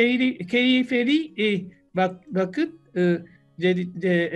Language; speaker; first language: Turkish; non-native, learner; Japanese